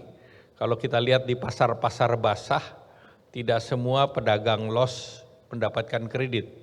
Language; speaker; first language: Indonesian; native; Indonesian